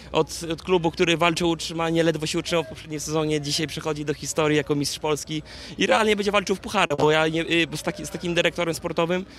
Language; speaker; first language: Polish; native; Polish